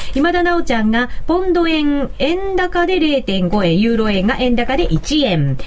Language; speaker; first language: Japanese; native; Japanese